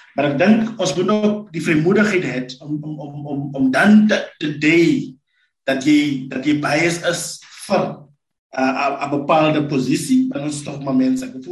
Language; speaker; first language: Afrikaans; non-native, local second language; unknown